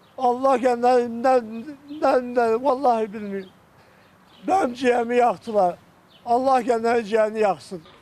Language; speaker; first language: Turkish; non-native, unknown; Arabic